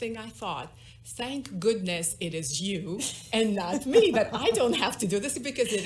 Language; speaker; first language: English; non-native, fluent; Russian